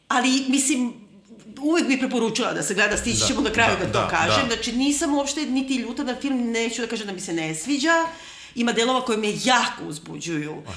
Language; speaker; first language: Serbian; native; Serbian